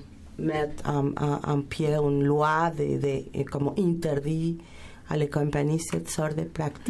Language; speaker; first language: French; non-native, fluent; Spanish